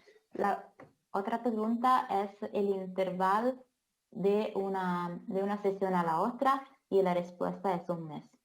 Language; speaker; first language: Spanish; non-native, fluent; Italian